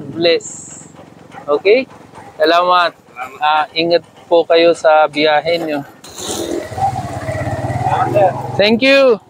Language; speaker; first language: Filipino; non-native, learner; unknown